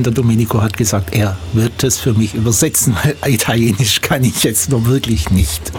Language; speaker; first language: German; native; German